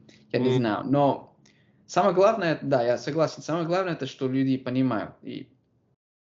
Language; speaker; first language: Russian; non-native, fluent; English